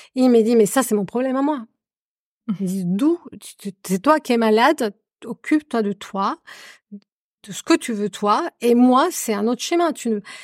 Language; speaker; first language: French; non-native, fluent; Spanish